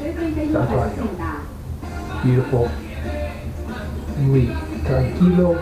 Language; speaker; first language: Spanish; non-native, learner; English